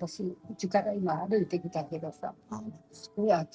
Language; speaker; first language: Japanese; native; Japanese